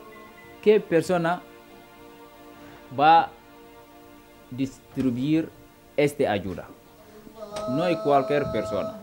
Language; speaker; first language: Spanish; non-native, local second language; Wolof